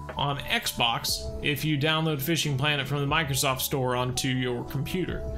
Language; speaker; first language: English; native; English